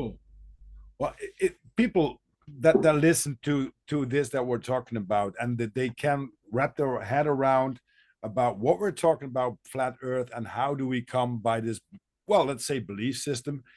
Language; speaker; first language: English; non-native, fluent; Dutch